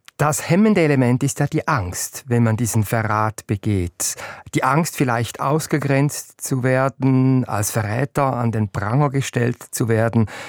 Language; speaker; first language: German; native; German